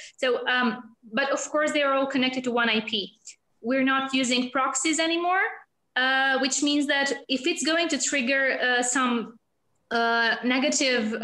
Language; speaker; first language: English; non-native, fluent; Albanian